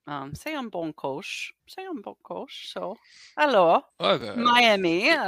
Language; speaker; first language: French; non-native, learner; English